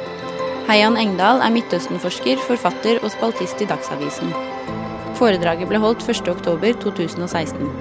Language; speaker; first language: Norwegian; native; Norwegian